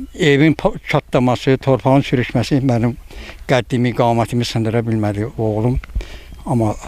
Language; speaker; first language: Azerbaijani; native; Azerbaijani